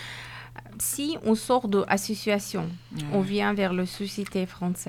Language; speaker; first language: French; non-native, fluent; Persian